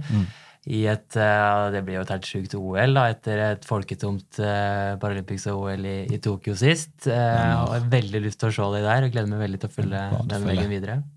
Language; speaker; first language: Norwegian; native; Norwegian